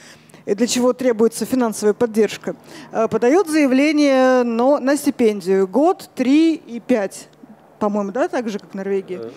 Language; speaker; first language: Russian; native; Russian